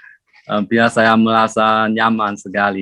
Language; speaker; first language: Indonesian; non-native, learner; Chinese